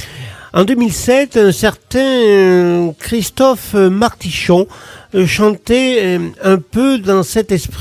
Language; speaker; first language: French; native; French